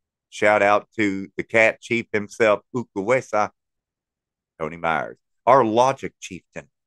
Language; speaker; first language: English; native; English